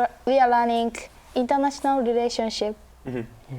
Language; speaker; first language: English; non-native, learner; Japanese